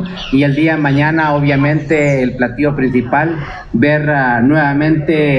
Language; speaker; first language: Spanish; native; Spanish